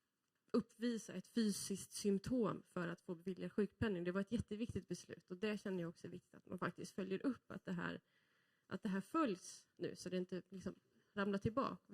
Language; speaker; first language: Swedish; native; Swedish